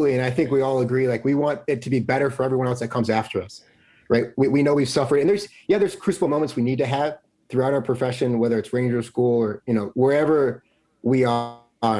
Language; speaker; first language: English; native; English